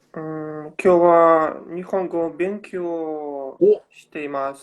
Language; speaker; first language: Japanese; non-native, learner; Russian